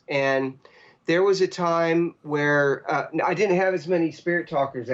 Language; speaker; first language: English; native; English